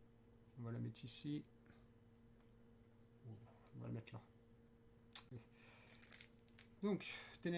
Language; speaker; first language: French; native; French